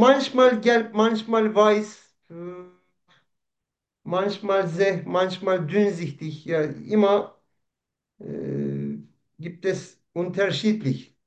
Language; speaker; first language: German; non-native, learner; Turkish